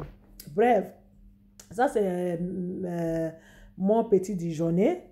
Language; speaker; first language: French; non-native, fluent; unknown